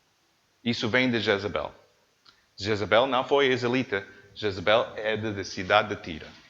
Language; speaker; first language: Portuguese; non-native, learner; English